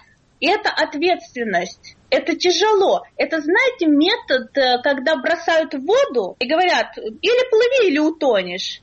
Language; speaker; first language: Russian; native; Russian